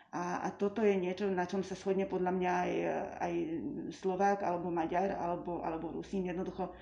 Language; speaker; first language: Slovak; non-native, local second language; Hungarian